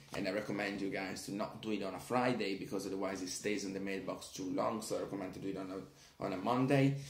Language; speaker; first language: English; non-native, fluent; Italian